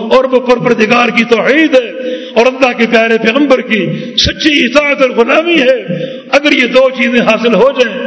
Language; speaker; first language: Urdu; native; Urdu